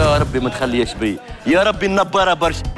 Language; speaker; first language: Arabic; native; Arabic